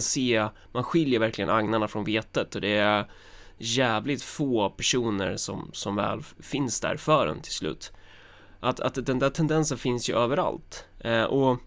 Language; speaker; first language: Swedish; native; Swedish